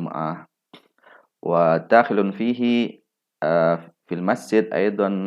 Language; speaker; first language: Arabic; non-native, fluent; Indonesian